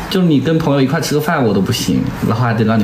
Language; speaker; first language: Chinese; native; Chinese